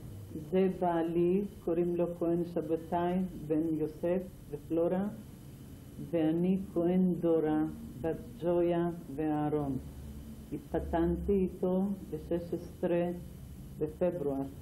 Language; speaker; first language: Hebrew; non-native, fluent; Ladino